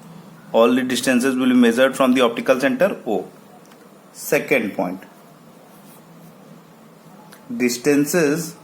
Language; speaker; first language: English; non-native, local second language; Hindi